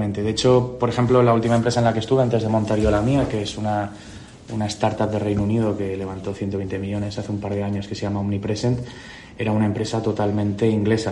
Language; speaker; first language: Spanish; native; Spanish